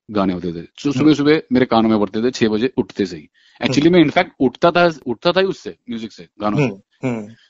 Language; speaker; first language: Hindi; non-native, local second language; Gujarati